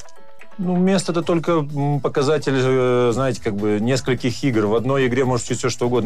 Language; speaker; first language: Russian; native; Russian